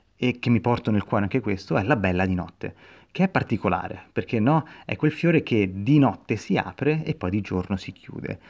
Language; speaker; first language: Italian; native; Italian